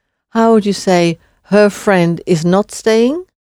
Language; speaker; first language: English; native; English